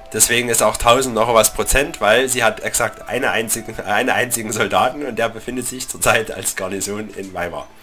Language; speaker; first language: German; native; German